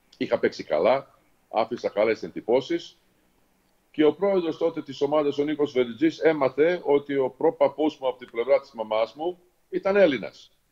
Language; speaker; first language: Greek; non-native, fluent; Serbian